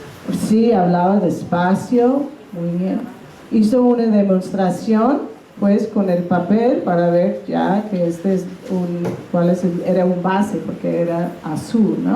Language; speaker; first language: Spanish; non-native, fluent; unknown